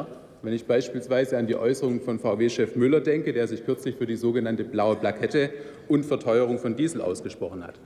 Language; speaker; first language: German; native; German